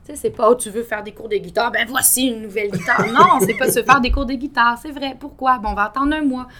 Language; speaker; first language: French; native; French